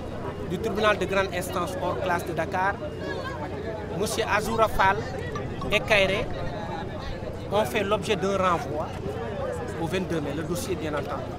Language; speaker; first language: French; non-native, local second language; Wolof